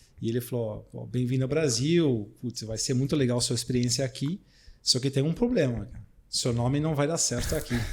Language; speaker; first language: Portuguese; non-native, fluent; Dutch